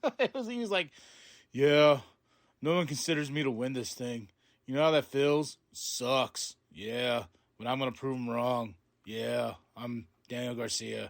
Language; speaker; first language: English; native; English